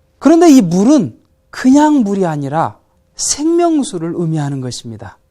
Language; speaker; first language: Korean; native; Korean